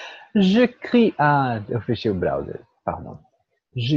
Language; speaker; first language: French; non-native, learner; Portuguese